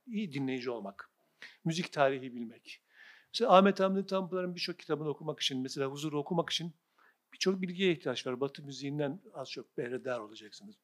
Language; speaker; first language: Turkish; native; Turkish